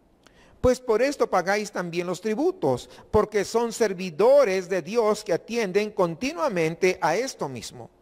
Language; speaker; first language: Spanish; native; Spanish